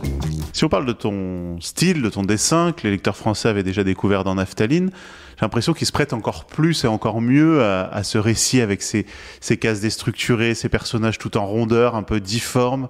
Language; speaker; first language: French; native; French